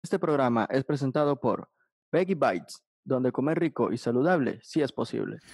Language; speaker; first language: Spanish; native; Spanish